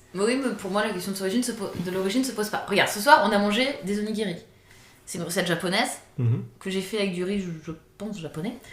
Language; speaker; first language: French; native; French